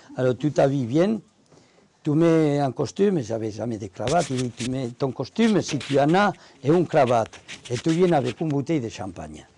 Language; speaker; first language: French; non-native, fluent; Spanish